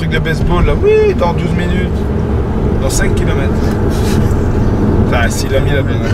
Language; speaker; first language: French; native; French